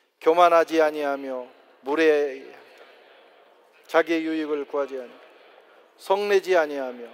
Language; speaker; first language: Korean; native; Korean